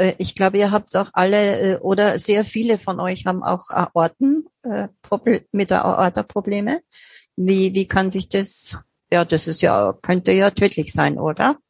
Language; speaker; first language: German; native; German